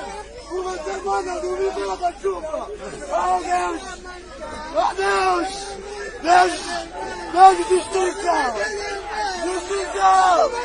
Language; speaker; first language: Portuguese; non-native, learner; Haitian Creole